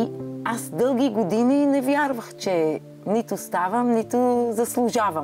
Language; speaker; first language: Bulgarian; non-native, fluent; Hebrew